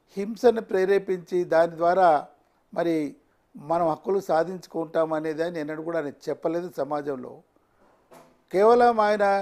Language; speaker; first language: Telugu; native; Telugu